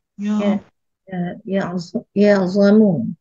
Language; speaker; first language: Arabic; non-native, learner; Malay